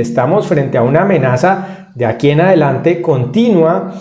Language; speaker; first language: Spanish; native; Spanish